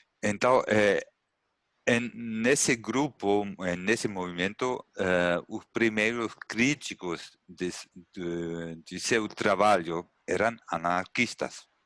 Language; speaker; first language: Portuguese; non-native, learner; German